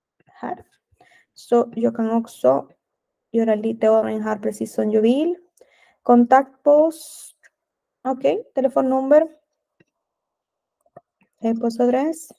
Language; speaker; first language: Swedish; non-native, fluent; Spanish